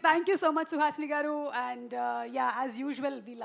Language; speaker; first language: Telugu; native; Telugu